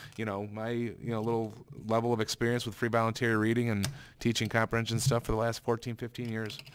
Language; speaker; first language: English; native; English